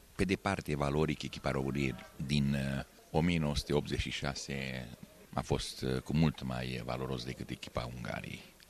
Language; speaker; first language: Romanian; non-native, local second language; Hungarian